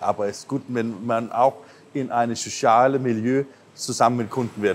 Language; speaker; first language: German; non-native, fluent; Danish